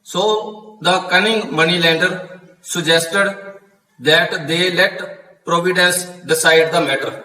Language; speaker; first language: English; non-native, local second language; Punjabi